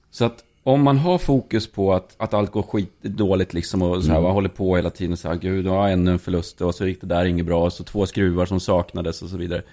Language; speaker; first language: Swedish; native; Swedish